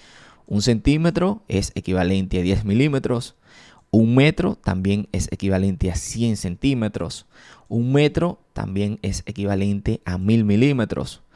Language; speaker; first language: Spanish; native; Spanish